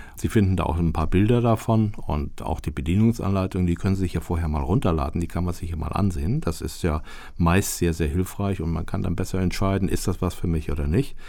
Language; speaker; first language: German; native; German